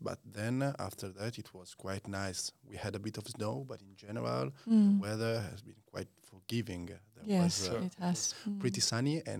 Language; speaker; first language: English; non-native, learner; Italian